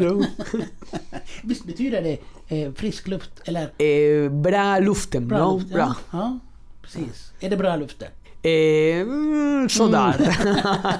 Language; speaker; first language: Swedish; native; Swedish